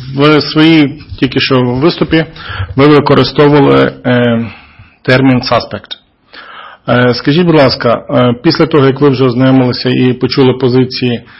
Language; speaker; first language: Ukrainian; native; Ukrainian